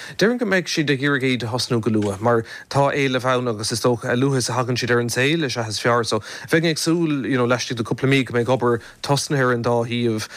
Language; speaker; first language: Irish; native; Irish